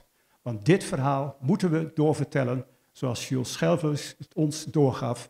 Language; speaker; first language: Dutch; native; Dutch